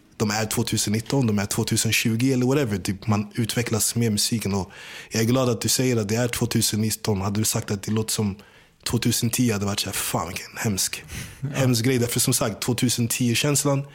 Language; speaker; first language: Swedish; early bilingual, other home language; English